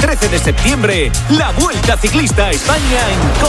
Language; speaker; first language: Spanish; native; Spanish